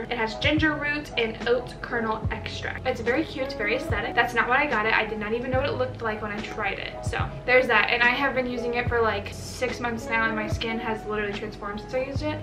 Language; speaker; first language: English; native; English